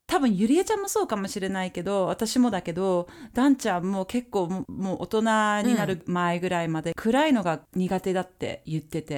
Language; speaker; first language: Japanese; early bilingual, other home language; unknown